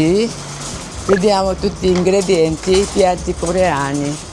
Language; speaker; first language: Italian; non-native, fluent; Korean